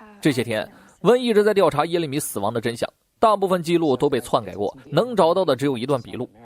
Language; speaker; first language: Chinese; native; Chinese